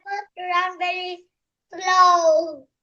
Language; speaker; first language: English; non-native, learner; Vietnamese